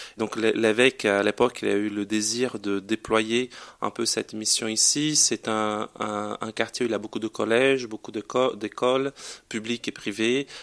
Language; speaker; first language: French; non-native, fluent; Portuguese